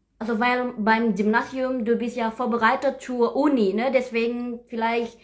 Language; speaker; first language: German; non-native, learner; Indonesian